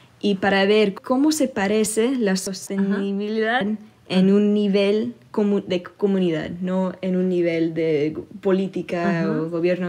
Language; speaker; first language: Spanish; early bilingual, heritage; Spanish